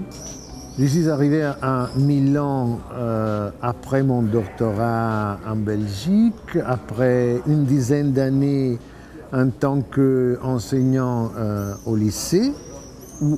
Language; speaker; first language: French; non-native, fluent; Italian